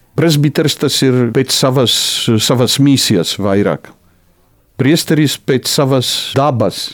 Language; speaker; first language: Latvian; non-native, fluent; Polish